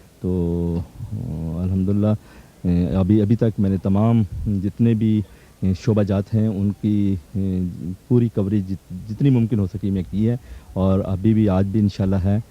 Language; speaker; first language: Urdu; native; Urdu